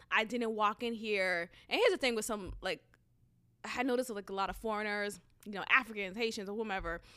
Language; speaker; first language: English; early bilingual, other home language; Haitian Creole